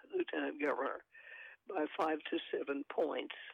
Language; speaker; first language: English; native; English